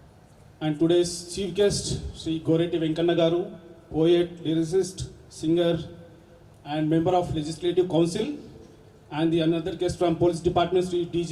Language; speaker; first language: English; non-native, local second language; Telugu